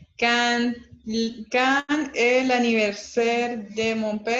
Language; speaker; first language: French; non-native, learner; Spanish